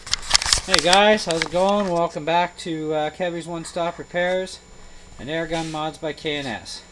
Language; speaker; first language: English; native; English